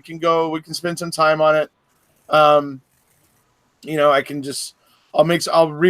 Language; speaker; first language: English; native; English